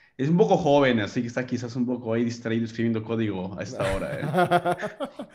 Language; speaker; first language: Spanish; native; Spanish